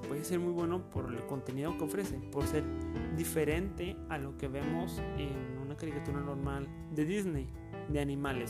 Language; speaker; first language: Spanish; native; Spanish